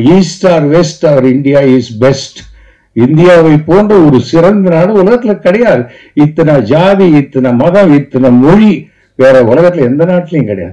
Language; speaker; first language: Tamil; native; Tamil